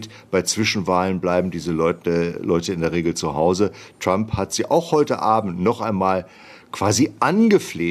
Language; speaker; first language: German; native; German